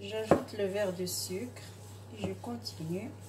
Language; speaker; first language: French; non-native, local second language; Arabic